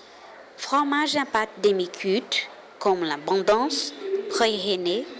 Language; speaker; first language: French; non-native, learner; Portuguese